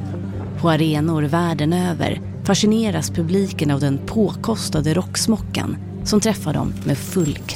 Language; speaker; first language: Swedish; native; Swedish